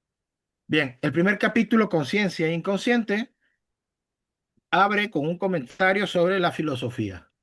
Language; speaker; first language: Spanish; native; Spanish